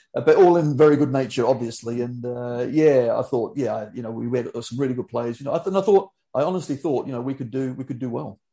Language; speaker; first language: English; native; English